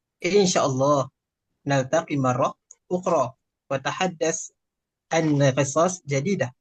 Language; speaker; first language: Arabic; non-native, learner; Malay